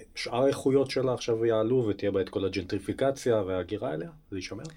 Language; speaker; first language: Hebrew; native; Hebrew